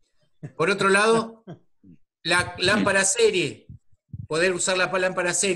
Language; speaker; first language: Spanish; native; Spanish